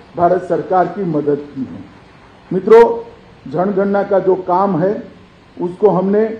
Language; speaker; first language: Hindi; non-native, local second language; Gujarati